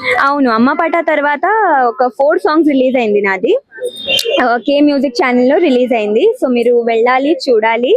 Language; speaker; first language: Telugu; early bilingual, heritage; Telugu